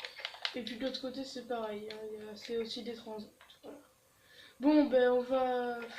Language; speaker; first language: French; native; French